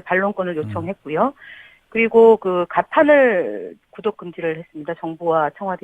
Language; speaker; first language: Korean; native; Korean